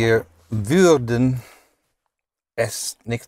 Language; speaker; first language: German; non-native, learner; English